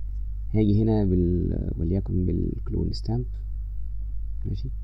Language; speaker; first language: Arabic; native; Arabic